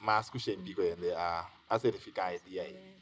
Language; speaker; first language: Portuguese; non-native, learner; Papiamento